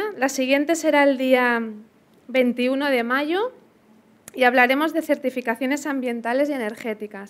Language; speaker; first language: Spanish; native; Spanish